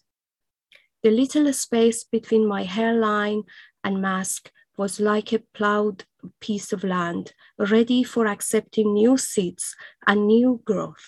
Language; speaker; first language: English; non-native, fluent; Persian